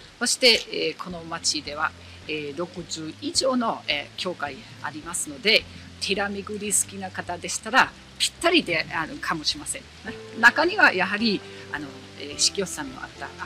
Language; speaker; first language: Japanese; non-native, fluent; German